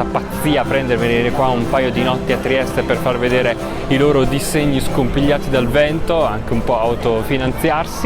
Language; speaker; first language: Italian; native; Italian